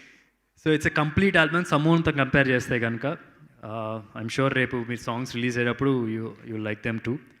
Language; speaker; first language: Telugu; native; Telugu